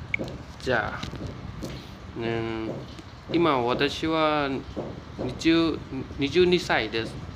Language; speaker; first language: Japanese; non-native, learner; Thai